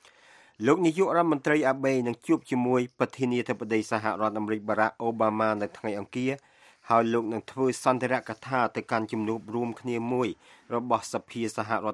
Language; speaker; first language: Khmer; native; Khmer